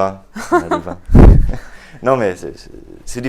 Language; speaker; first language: French; non-native, fluent; German